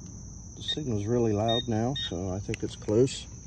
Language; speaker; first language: English; native; English